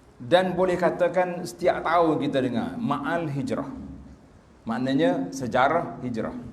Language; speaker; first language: Malay; native; Malay